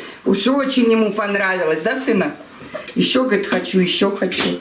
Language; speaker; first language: Russian; native; Russian